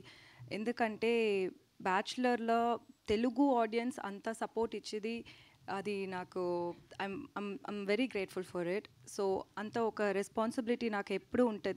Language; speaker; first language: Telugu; non-native, learner; Tamil